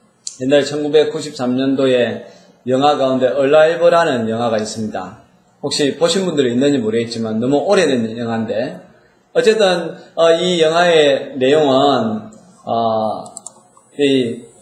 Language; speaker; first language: Korean; native; Korean